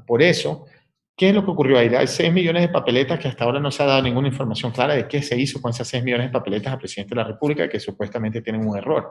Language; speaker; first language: Spanish; native; Spanish